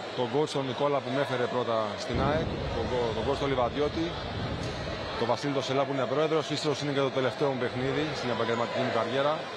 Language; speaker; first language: Greek; native; Greek